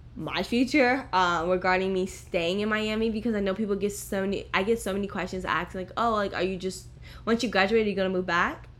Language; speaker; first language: English; native; English